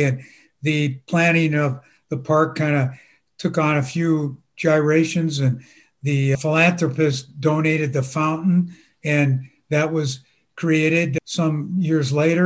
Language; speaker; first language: English; native; English